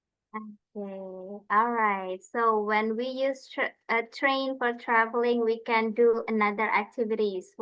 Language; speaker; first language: English; non-native, fluent; Indonesian